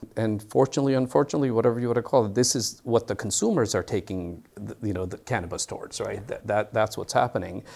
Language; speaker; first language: English; early bilingual, other home language; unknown